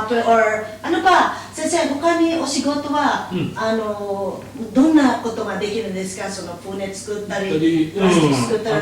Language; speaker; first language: Japanese; non-native, learner; Filipino